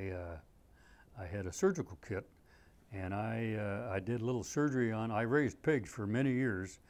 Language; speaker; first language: English; native; English